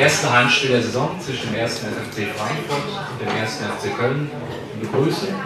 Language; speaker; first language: German; native; German